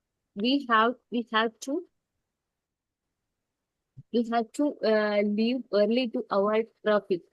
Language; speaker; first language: English; non-native, learner; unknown